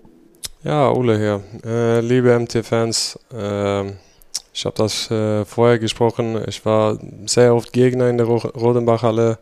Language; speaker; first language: German; non-native, fluent; Swedish